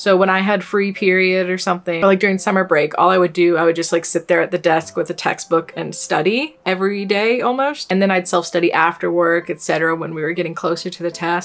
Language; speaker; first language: English; native; English